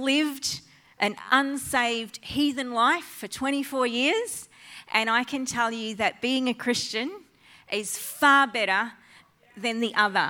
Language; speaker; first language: English; native; English